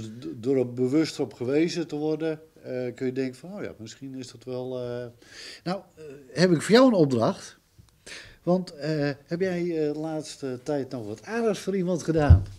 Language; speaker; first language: Dutch; native; Dutch